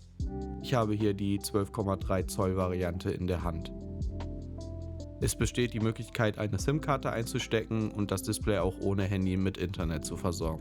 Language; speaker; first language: German; native; German